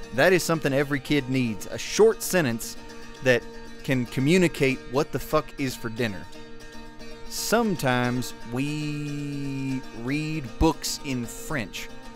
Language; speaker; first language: English; native; English